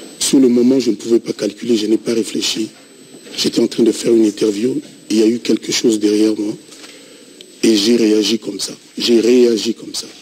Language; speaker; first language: French; non-native, local second language; Lingala